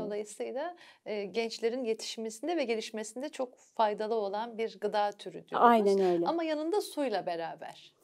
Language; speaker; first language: Turkish; native; Turkish